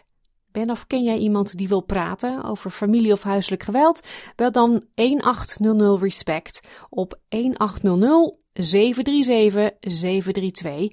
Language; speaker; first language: Dutch; native; Dutch